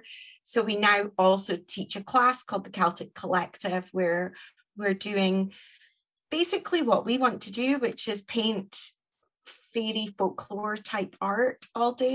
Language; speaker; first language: English; native; English